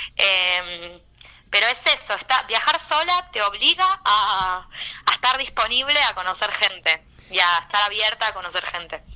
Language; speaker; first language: Spanish; native; Spanish